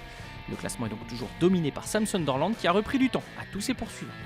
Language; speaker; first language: French; native; French